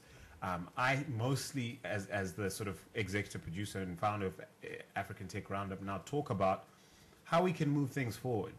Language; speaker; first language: English; non-native, local second language; North Ndebele